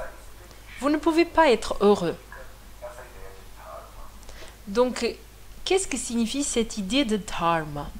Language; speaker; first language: French; non-native, fluent; Portuguese